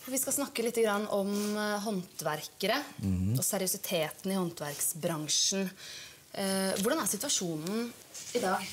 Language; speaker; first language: Norwegian; native; Norwegian